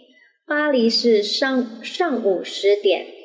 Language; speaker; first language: Chinese; non-native, fluent; Indonesian